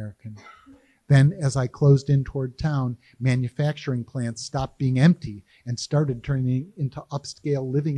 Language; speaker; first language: English; native; English